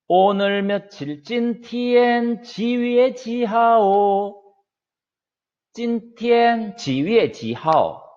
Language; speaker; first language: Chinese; non-native, fluent; Korean